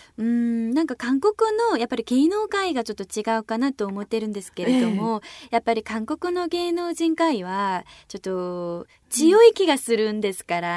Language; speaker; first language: Japanese; non-native, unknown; Korean